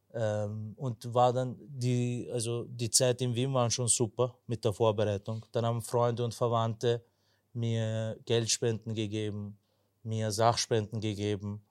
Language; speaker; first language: German; non-native, local second language; Turkish